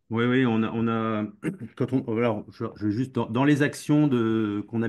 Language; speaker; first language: French; native; French